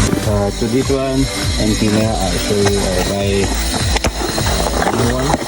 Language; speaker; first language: English; non-native, learner; Indonesian